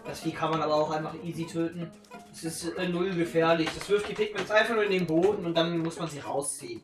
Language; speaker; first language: German; native; German